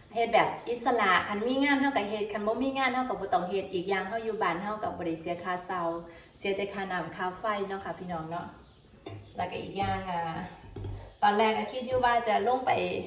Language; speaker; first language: Thai; native; Thai